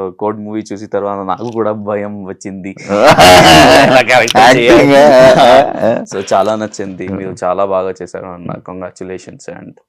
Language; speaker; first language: Telugu; non-native, learner; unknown